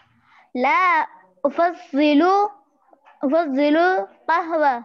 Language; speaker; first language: Arabic; non-native, learner; Urdu